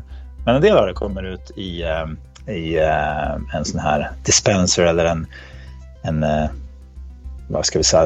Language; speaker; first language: Swedish; native; Swedish